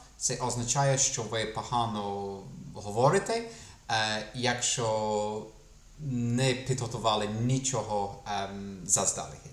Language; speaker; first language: Ukrainian; non-native, fluent; English